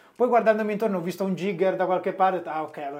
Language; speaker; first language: Italian; native; Italian